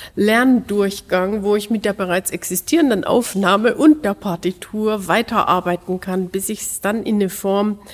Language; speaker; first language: German; native; German